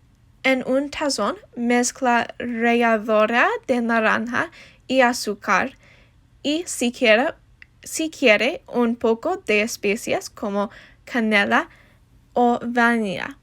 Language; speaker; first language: Spanish; non-native, learner; English